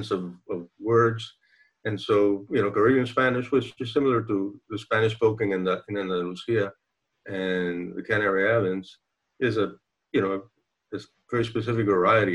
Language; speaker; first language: English; non-native, fluent; Spanish